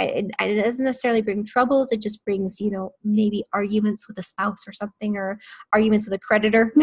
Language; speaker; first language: English; native; English